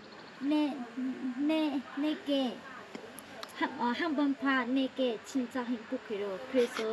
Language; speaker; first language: Korean; non-native, learner; Hmong